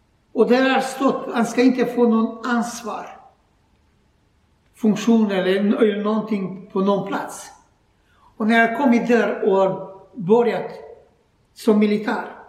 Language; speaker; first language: Swedish; non-native, learner; Croatian